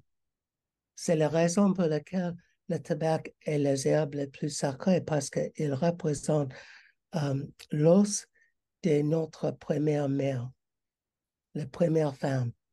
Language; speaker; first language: French; non-native, learner; English